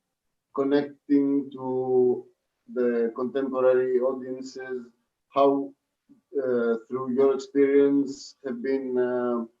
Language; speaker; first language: English; non-native, fluent; Greek